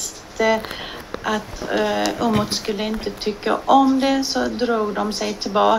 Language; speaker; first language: Swedish; non-native, fluent; Turkish